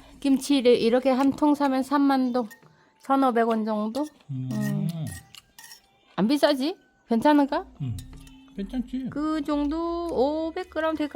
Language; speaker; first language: Korean; non-native, learner; Vietnamese